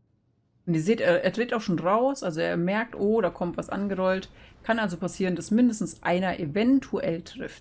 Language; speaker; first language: German; native; German